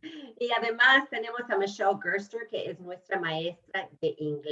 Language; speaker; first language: Spanish; early bilingual, other home language; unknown